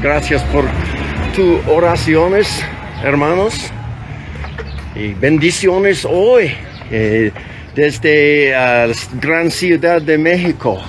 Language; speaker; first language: Spanish; non-native, learner; English